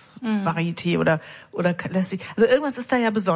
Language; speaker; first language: German; native; German